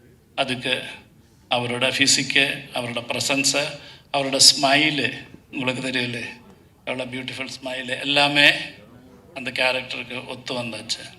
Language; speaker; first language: Tamil; non-native, learner; Malayalam